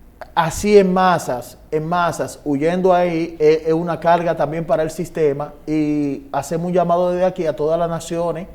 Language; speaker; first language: Spanish; native; Spanish